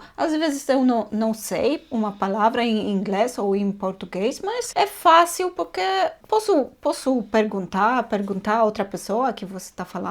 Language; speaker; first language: Portuguese; non-native, fluent; Polish